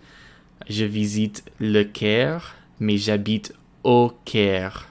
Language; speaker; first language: French; non-native, learner; English